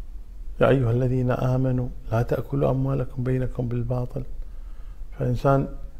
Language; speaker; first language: Arabic; native; Arabic